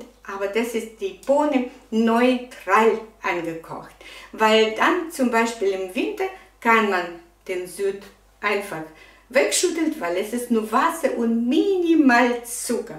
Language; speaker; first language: German; non-native, fluent; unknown